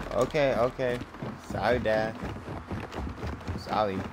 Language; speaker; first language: English; native; English